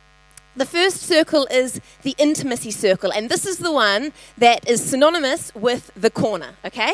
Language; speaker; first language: English; native; English